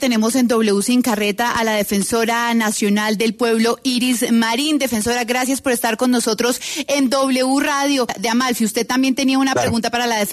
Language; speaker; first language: Spanish; native; Spanish